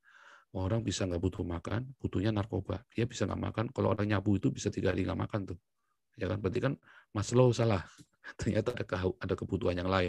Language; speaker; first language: Indonesian; native; Indonesian